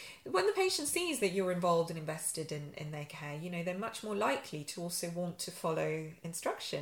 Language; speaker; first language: English; native; English